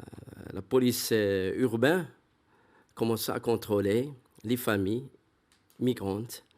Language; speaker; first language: French; non-native, fluent; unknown